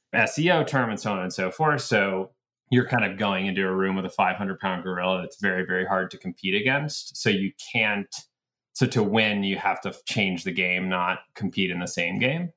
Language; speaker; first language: English; native; English